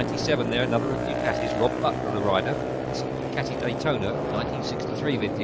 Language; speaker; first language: English; native; English